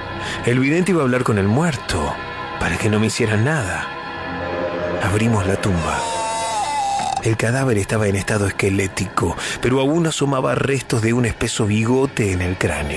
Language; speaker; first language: Spanish; native; Spanish